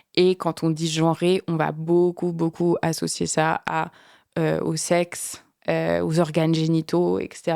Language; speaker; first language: French; native; French